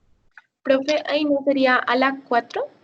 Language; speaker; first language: Spanish; native; Spanish